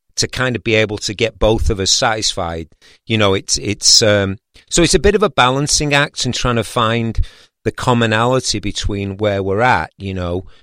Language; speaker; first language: English; native; English